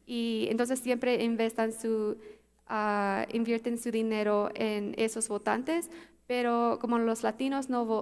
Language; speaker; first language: Spanish; early bilingual, heritage; Spanish